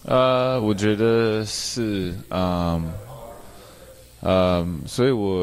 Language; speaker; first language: Chinese; early bilingual, heritage; English